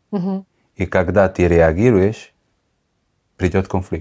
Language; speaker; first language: Russian; non-native, learner; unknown